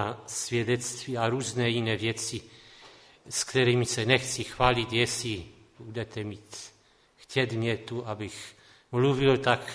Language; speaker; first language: Czech; non-native, local second language; Polish